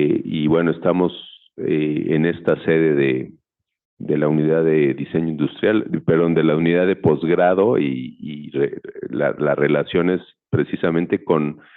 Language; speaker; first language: Spanish; native; Spanish